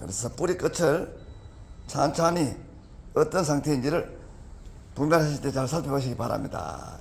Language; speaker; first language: Korean; native; Korean